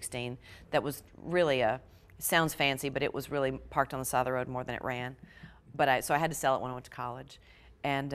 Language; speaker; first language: English; native; English